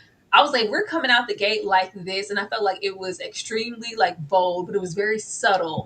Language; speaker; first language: English; native; English